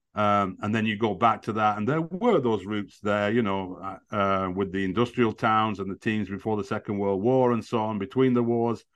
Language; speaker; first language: English; native; English